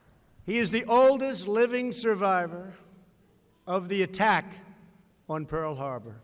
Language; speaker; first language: English; native; English